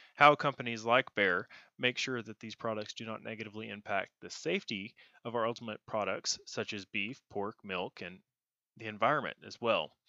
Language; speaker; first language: English; native; English